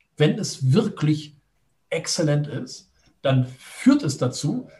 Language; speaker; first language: German; native; German